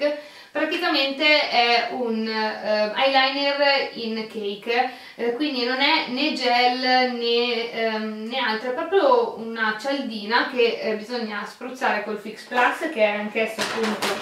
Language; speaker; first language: Italian; native; Italian